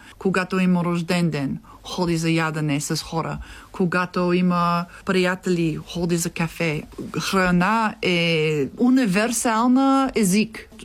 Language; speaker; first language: Bulgarian; non-native, learner; English